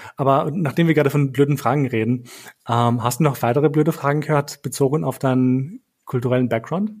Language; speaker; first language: German; early bilingual, other home language; Albanian